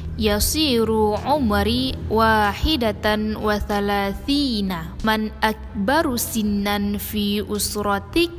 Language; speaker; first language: Arabic; non-native, learner; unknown